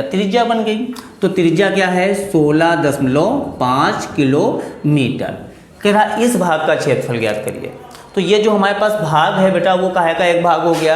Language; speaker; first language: Hindi; native; Hindi